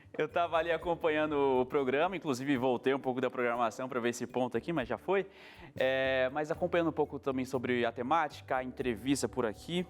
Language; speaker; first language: Portuguese; native; Portuguese